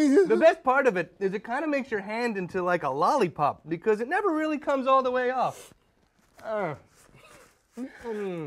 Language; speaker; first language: English; native; English